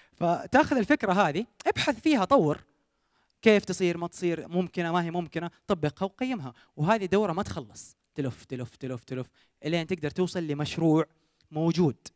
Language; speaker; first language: Arabic; native; Arabic